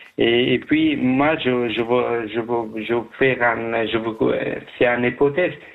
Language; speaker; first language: French; non-native, learner; Persian